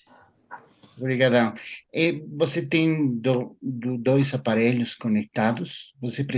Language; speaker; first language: Portuguese; non-native, fluent; Spanish